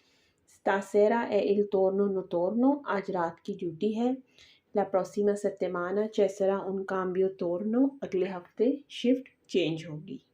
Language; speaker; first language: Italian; non-native, learner; Urdu